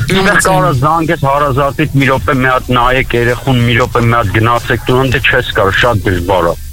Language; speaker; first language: Armenian; native; Armenian